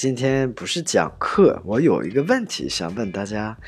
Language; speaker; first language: Chinese; non-native, fluent; English